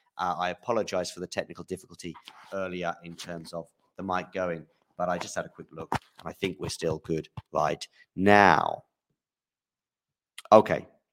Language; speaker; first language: English; native; English